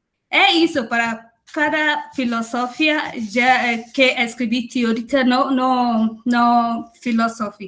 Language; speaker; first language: Portuguese; non-native, learner; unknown